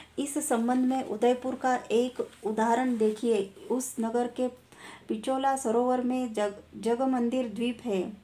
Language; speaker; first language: Hindi; non-native, local second language; Marathi